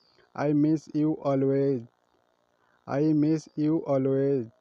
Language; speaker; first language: English; non-native, learner; Odia